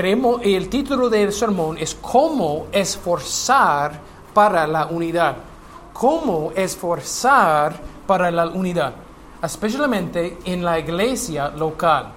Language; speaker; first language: Spanish; non-native, learner; English